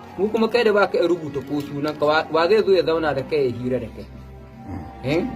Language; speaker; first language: Hausa; non-native, local second language; Fula